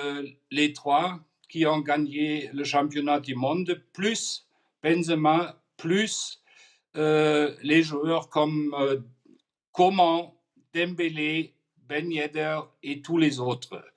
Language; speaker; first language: French; non-native, fluent; German